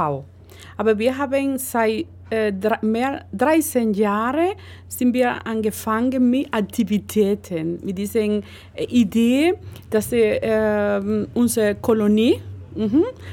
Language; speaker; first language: German; non-native, learner; Spanish